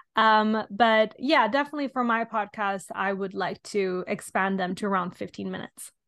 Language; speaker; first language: English; non-native, fluent; Italian